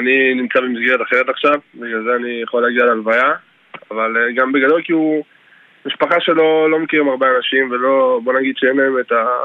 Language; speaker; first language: Hebrew; early bilingual, other home language; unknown